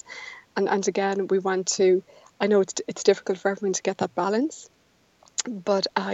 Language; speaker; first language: English; native; English